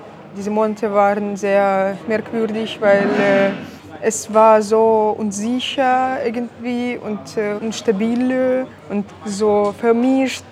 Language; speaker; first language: German; non-native, learner; Belarusian